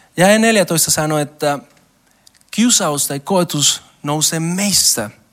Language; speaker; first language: Finnish; non-native, learner; Spanish